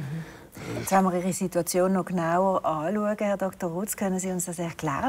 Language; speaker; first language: German; native; German